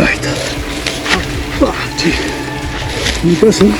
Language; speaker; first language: Spanish; native; Spanish